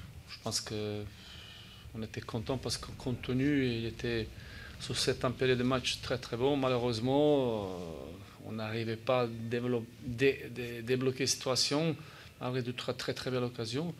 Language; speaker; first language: French; native; French